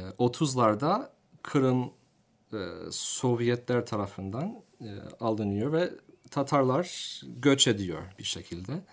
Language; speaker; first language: Turkish; non-native, fluent; English